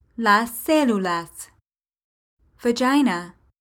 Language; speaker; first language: Spanish; non-native, fluent; English